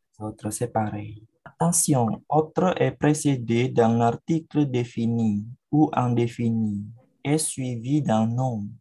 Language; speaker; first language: French; non-native, fluent; Indonesian